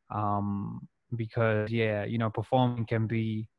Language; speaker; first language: English; non-native, local second language; Punjabi